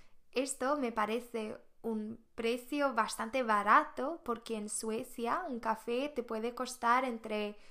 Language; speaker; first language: Spanish; non-native, fluent; Swedish